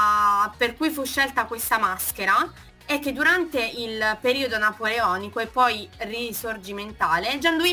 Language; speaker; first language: Italian; native; Italian